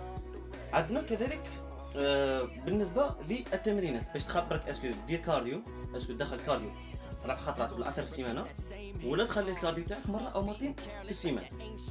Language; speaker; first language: Arabic; native; Arabic